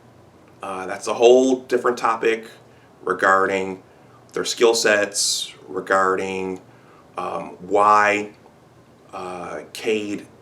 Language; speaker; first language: English; native; English